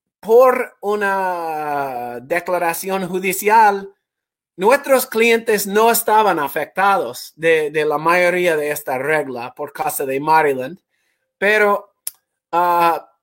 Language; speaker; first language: Spanish; non-native, fluent; English